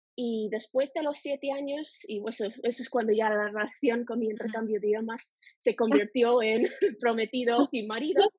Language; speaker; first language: Spanish; non-native, fluent; English